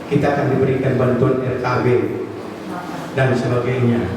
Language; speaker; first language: Indonesian; native; Indonesian